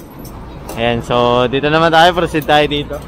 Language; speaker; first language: Filipino; native; Filipino